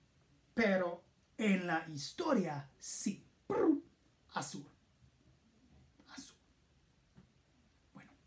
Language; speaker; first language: Spanish; non-native, fluent; English